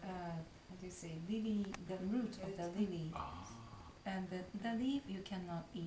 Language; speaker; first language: English; non-native, fluent; Japanese